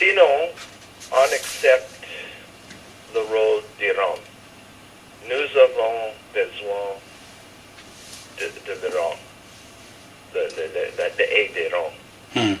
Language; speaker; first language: French; non-native, fluent; English